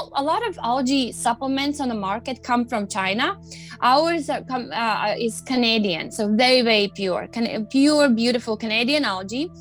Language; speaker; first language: English; non-native, fluent; Latvian